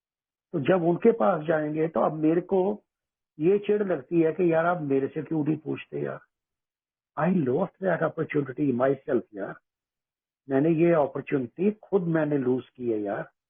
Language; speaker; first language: Hindi; native; Hindi